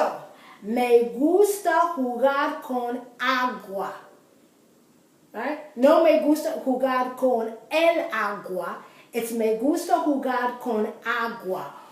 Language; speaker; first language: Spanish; non-native, fluent; English